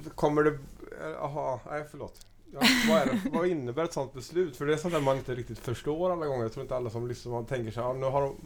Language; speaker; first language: Swedish; native; Swedish